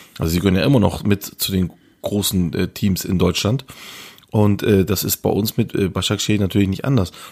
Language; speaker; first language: German; early bilingual, other home language; Turkish